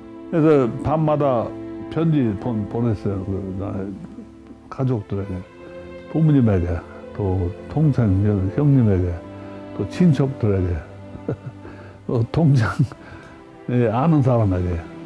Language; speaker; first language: Korean; non-native, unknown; English